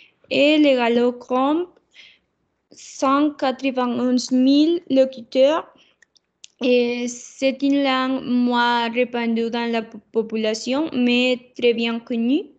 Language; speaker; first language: French; non-native, learner; Spanish